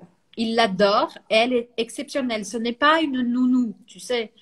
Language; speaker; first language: French; non-native, fluent; Portuguese